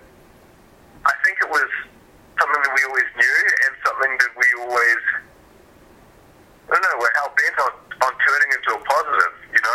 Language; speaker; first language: English; native; English